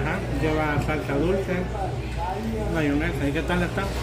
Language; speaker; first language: Spanish; native; Spanish